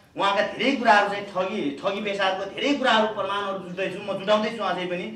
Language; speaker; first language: Nepali; native; Nepali